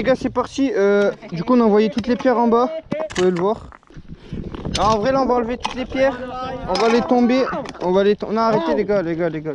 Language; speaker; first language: French; native; French